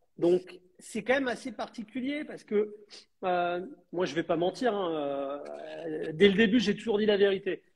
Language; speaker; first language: French; native; French